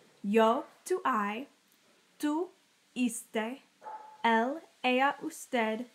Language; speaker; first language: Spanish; non-native, learner; English